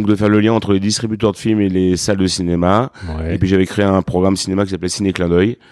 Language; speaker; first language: French; native; French